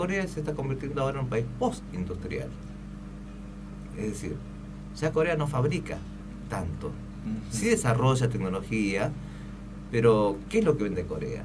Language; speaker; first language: Spanish; early bilingual, other home language; Korean